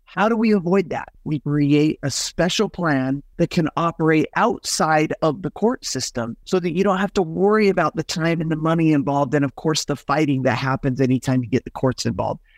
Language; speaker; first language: English; native; English